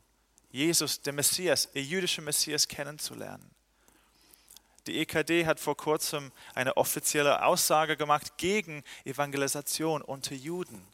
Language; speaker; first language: German; non-native, fluent; English